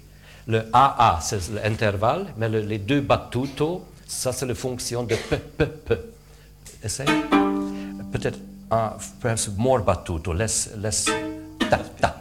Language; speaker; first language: French; non-native, fluent; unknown